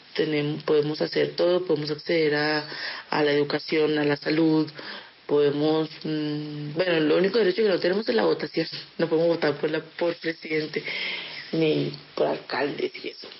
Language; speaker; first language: Spanish; early bilingual, other home language; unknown